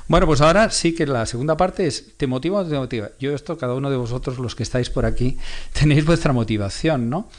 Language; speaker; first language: Spanish; non-native, local second language; Catalan